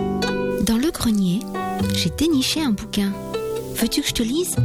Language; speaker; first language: French; native; French